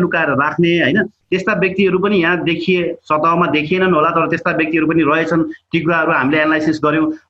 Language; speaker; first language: Nepali; native; Nepali